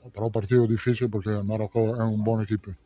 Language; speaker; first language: Portuguese; non-native, learner; Spanish